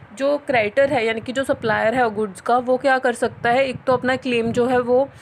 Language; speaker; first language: Hindi; non-native, local second language; Punjabi